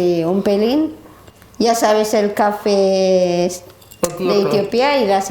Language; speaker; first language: Spanish; non-native, learner; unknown